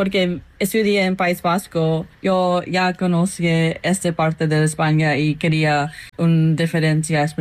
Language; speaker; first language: Spanish; non-native, learner; English